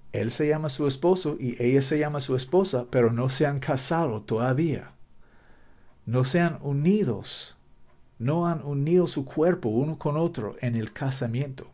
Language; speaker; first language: Spanish; non-native, learner; English